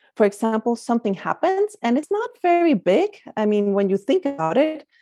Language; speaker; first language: English; non-native, fluent; Spanish